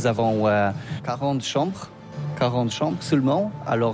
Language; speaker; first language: French; non-native, learner; Polish